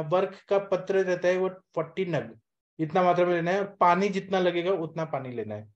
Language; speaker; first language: Hindi; native; Hindi